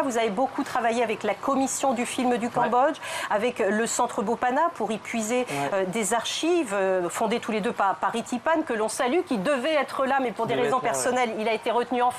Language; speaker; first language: French; native; French